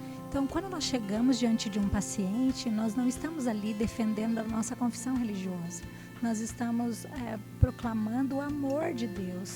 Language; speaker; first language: Portuguese; native; Portuguese